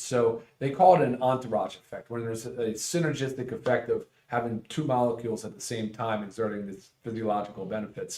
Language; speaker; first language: English; native; English